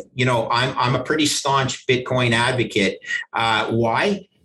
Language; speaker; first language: English; native; English